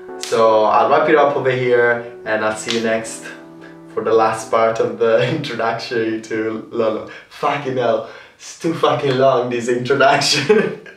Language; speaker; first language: English; non-native, fluent; Italian